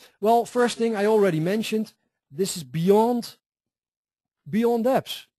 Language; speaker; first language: English; non-native, fluent; Dutch